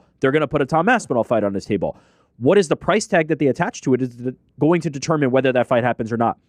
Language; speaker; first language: English; native; English